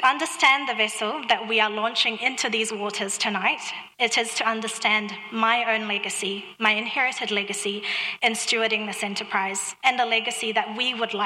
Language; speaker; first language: English; non-native, fluent; Divehi